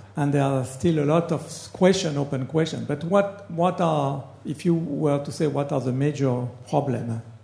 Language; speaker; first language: English; non-native, fluent; French